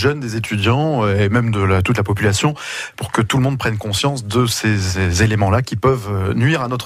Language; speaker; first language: French; native; French